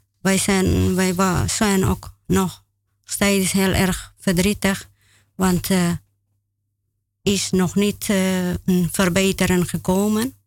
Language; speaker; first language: Dutch; non-native, learner; Spanish